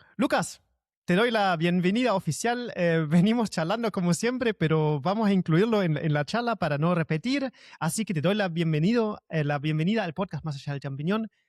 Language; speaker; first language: Spanish; non-native, fluent; German